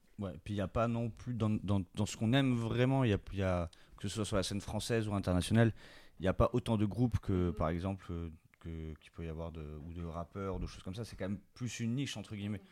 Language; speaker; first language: French; native; French